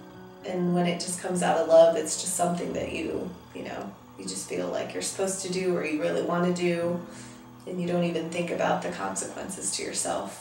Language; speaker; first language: English; native; English